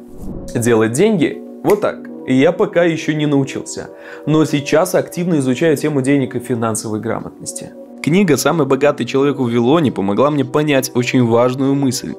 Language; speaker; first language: Russian; native; Russian